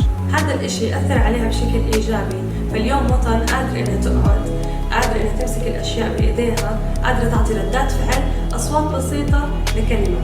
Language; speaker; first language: Arabic; native; Arabic